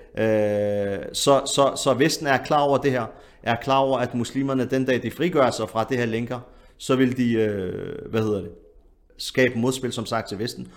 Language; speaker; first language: Danish; early bilingual, other home language; Arabic